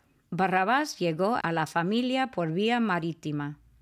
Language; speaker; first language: Spanish; non-native, fluent; English